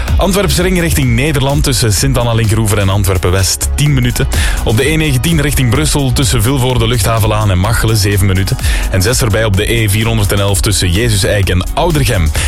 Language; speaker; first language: Dutch; native; Dutch